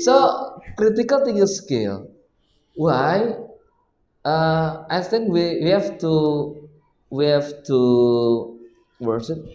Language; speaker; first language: English; non-native, learner; Indonesian